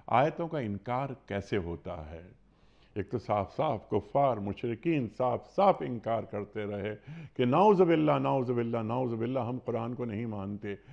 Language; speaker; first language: Urdu; native; Urdu